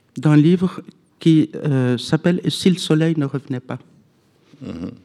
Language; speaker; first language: French; native; French